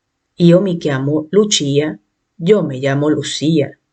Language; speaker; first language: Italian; non-native, fluent; Spanish